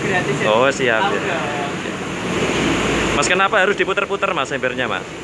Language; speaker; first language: Indonesian; native; Indonesian